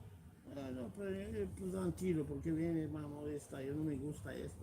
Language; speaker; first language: Spanish; non-native, learner; Romanian